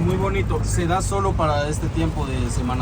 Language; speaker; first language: Spanish; native; Spanish